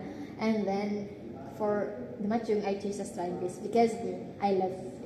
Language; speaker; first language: English; non-native, learner; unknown